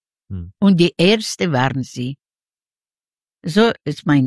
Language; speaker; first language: German; non-native, learner; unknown